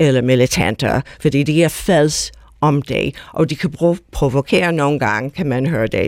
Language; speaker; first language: Danish; non-native, fluent; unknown